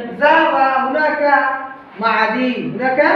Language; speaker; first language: Arabic; non-native, fluent; Bangla